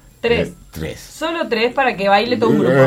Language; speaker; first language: Spanish; native; Spanish